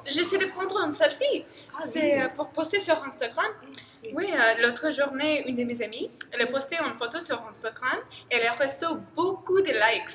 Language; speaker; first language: French; non-native, fluent; English